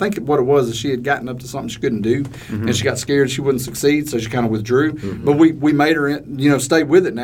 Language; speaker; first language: English; native; English